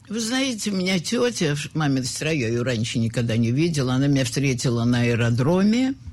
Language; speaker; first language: Russian; native; Russian